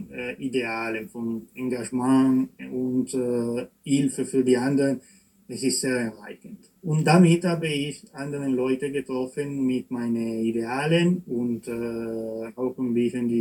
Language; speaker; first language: German; non-native, fluent; Italian